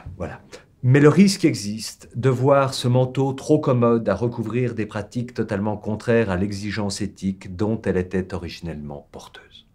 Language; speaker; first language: French; native; French